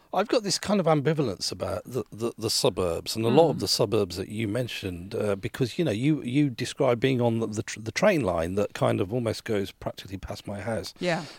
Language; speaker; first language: English; native; English